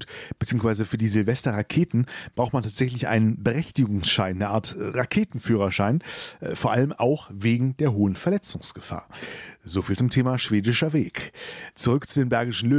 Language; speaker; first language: German; native; German